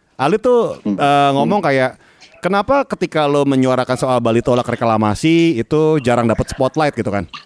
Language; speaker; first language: Indonesian; native; Indonesian